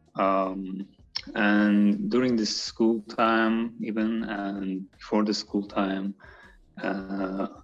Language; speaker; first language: English; non-native, fluent; Azerbaijani